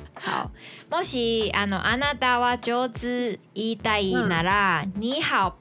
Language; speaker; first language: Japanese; non-native, learner; Chinese